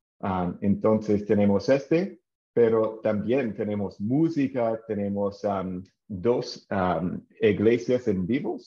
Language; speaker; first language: Spanish; non-native, fluent; English